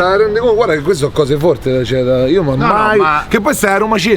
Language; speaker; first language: Italian; native; Italian